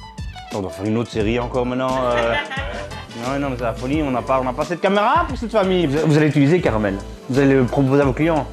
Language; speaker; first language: French; native; French